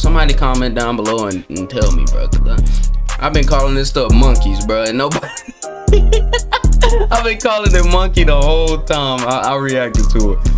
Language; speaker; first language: English; native; English